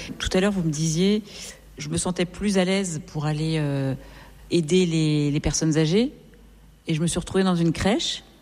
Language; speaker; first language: French; native; French